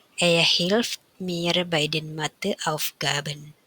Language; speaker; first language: German; non-native, fluent; Indonesian